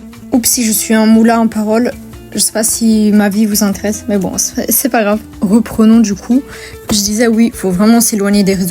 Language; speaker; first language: French; native; French